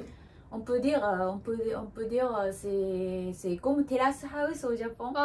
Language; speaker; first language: French; non-native, learner; Japanese